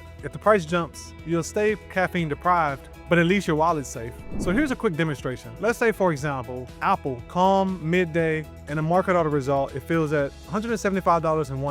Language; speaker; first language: English; native; English